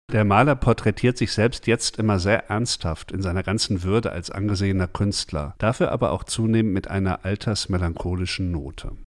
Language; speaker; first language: German; native; German